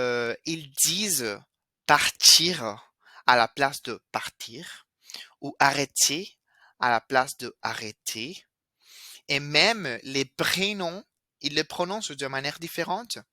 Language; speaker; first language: French; non-native, fluent; Spanish